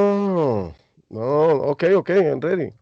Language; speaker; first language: English; non-native, learner; Spanish